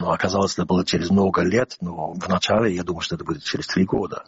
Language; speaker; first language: Russian; non-native, fluent; English